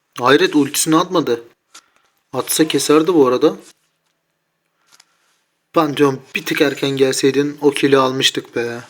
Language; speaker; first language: Turkish; native; Turkish